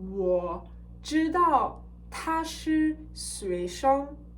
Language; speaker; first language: Chinese; non-native, fluent; French